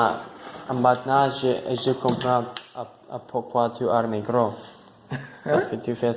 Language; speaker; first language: French; non-native, learner; English